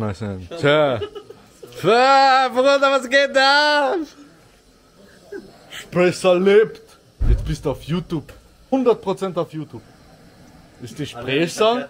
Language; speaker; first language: German; early bilingual, other home language; Albanian